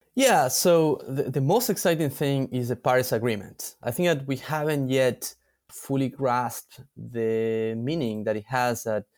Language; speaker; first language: English; non-native, fluent; Spanish